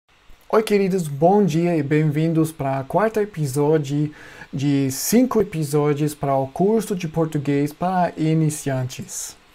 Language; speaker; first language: Portuguese; non-native, fluent; German